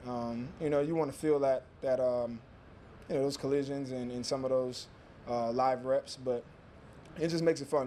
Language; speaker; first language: English; native; English